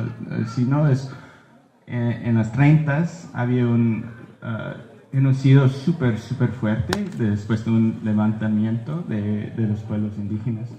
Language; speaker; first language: Spanish; early bilingual, heritage; Spanish